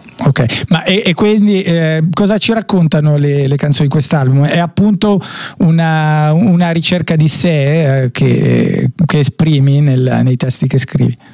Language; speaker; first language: Italian; native; Italian